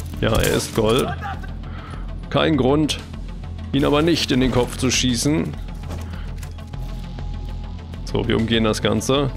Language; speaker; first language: German; native; German